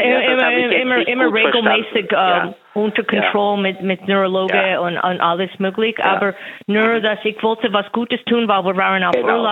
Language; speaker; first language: German; non-native, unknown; English